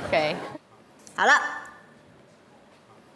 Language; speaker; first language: Chinese; native; Chinese